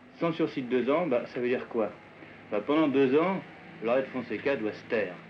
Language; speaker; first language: French; native; French